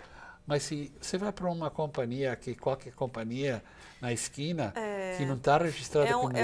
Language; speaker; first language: Portuguese; non-native, fluent; English